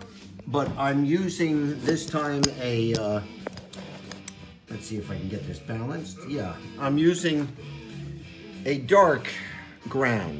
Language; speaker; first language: English; native; English